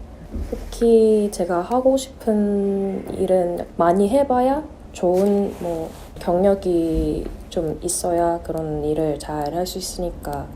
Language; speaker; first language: Korean; non-native, fluent; Vietnamese